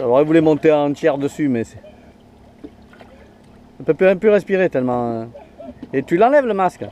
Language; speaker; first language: French; native; French